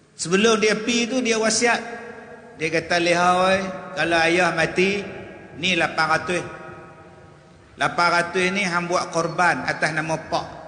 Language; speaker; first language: Malay; native; Malay